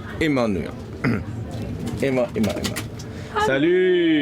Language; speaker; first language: German; non-native, learner; French